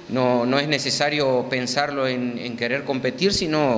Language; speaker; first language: Spanish; native; Spanish